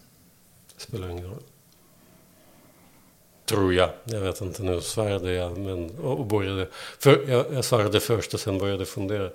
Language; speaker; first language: Swedish; non-native, fluent; Belarusian